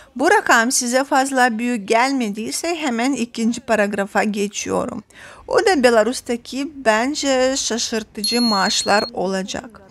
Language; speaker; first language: Turkish; non-native, fluent; Russian